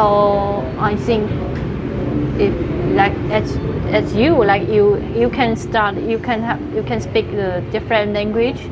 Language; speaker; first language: English; non-native, fluent; Chinese